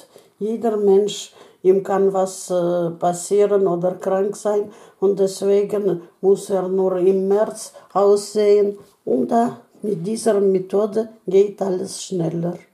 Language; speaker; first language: German; non-native, learner; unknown